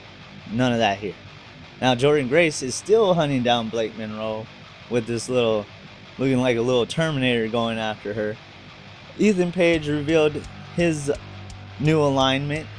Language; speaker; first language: English; native; English